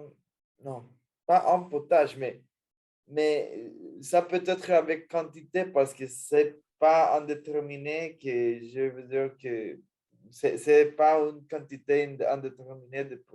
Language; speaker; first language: French; non-native, learner; Spanish